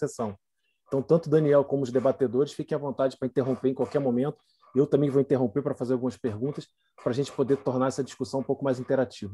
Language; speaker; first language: Portuguese; native; Portuguese